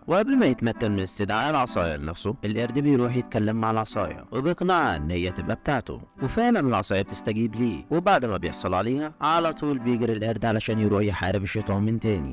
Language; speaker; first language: Arabic; native; Arabic